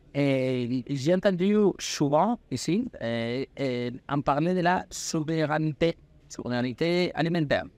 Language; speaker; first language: French; non-native, learner; Spanish